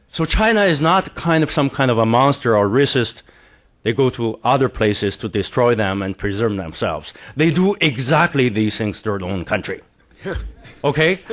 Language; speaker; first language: English; non-native, fluent; Chinese